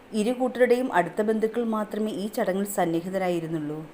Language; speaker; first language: Malayalam; native; Malayalam